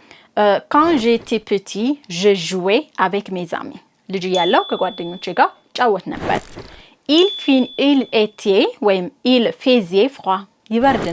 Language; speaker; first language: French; non-native, fluent; Amharic